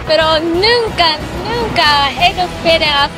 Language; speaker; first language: Spanish; non-native, learner; Japanese